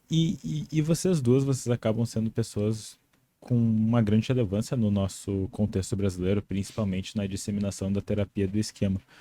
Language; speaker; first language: Portuguese; native; Portuguese